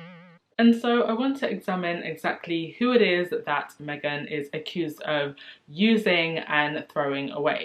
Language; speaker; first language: English; native; English